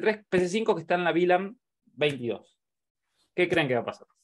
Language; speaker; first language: Spanish; native; Spanish